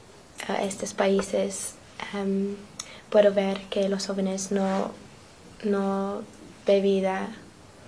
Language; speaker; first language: Spanish; non-native, learner; English